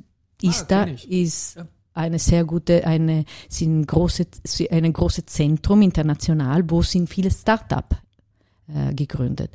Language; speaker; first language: German; non-native, fluent; Italian